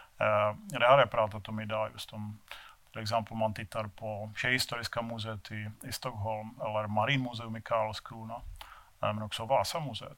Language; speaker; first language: Swedish; non-native, fluent; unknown